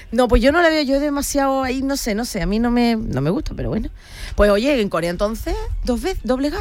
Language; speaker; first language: Spanish; native; Spanish